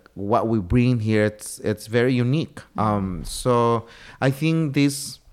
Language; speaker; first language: English; non-native, fluent; Spanish